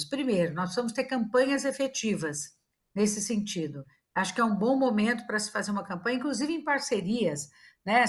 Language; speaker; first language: Portuguese; native; Portuguese